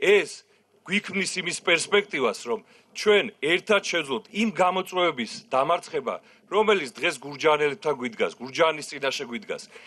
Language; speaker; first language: Georgian; native; Georgian